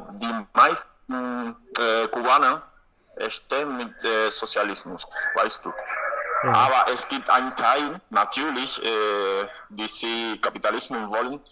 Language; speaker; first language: German; non-native, learner; Spanish